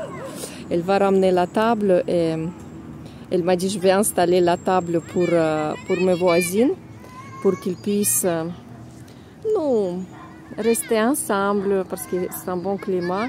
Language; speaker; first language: French; non-native, fluent; Russian